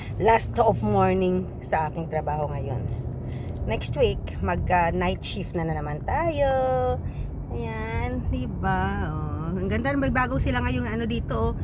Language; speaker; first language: Filipino; non-native, local second language; Hiligaynon